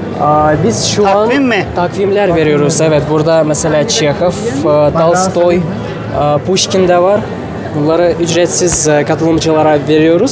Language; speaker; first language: Turkish; non-native, learner; Russian